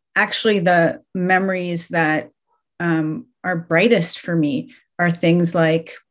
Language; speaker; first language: English; early bilingual, other home language; Persian